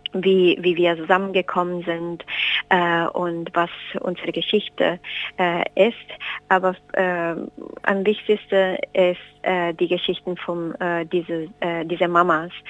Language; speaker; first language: German; non-native, fluent; Spanish